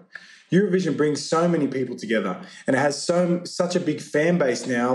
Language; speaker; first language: English; native; English